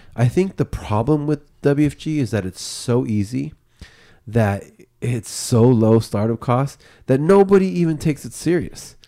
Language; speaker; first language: English; early bilingual, other home language; Spanish